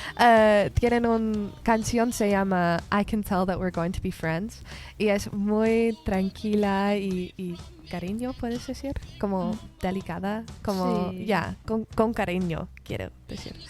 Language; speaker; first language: Spanish; non-native, learner; English